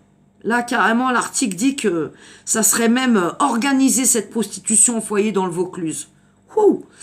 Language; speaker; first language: French; native; French